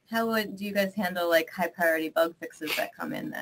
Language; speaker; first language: English; native; English